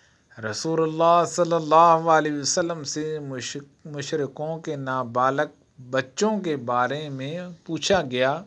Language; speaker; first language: Urdu; native; Urdu